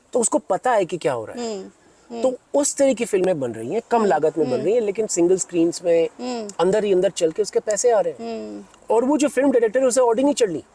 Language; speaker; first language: Hindi; non-native, local second language; Bangla